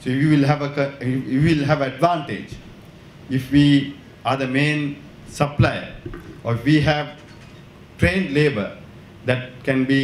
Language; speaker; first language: English; non-native, local second language; Sinhala